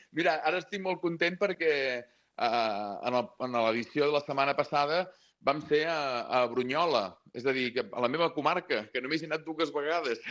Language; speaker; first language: Catalan; native; Catalan